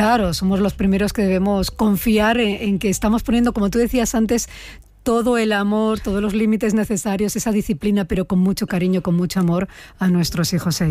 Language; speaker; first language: Spanish; native; Spanish